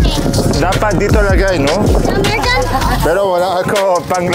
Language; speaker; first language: Filipino; non-native, learner; Arabic